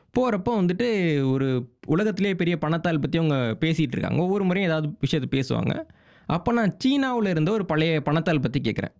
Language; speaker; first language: Tamil; native; Tamil